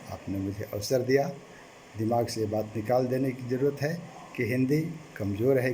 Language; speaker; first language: Hindi; native; Hindi